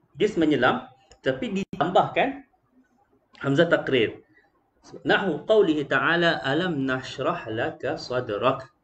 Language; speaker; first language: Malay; native; Malay